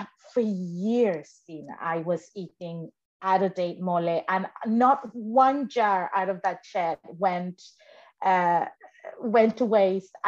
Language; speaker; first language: English; non-native, fluent; Spanish